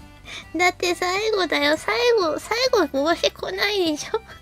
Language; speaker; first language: Japanese; native; Japanese